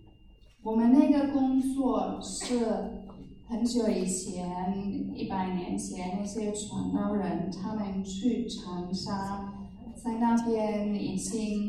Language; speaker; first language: Chinese; non-native, fluent; German